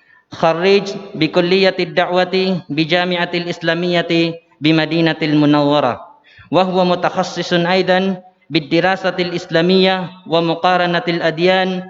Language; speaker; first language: Arabic; non-native, fluent; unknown